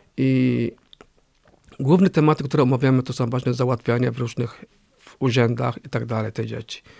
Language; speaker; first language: Polish; non-native, fluent; Somali